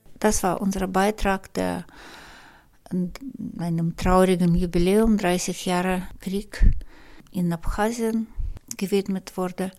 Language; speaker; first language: German; non-native, fluent; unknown